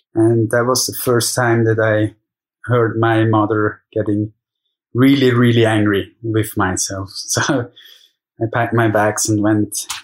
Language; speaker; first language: English; non-native, fluent; German